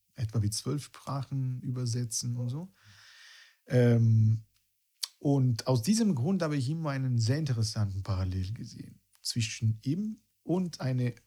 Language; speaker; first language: German; non-native, fluent; Italian